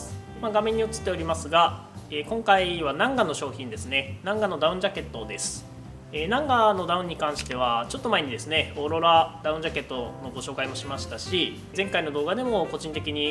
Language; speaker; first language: Japanese; native; Japanese